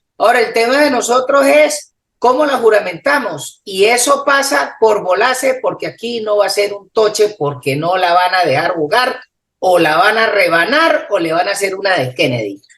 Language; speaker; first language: Spanish; native; Spanish